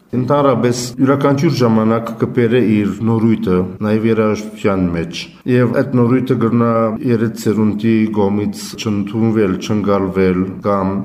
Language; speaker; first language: Armenian; early bilingual, heritage; Armenian